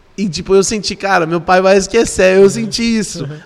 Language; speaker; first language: Portuguese; non-native, fluent; English